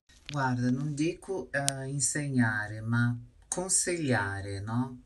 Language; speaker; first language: Italian; non-native, fluent; Portuguese